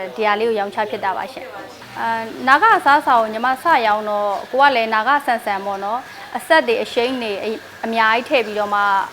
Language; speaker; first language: Burmese; non-native, local second language; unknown